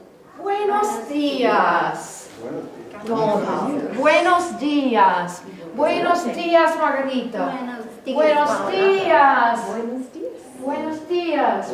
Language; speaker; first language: Spanish; non-native, fluent; English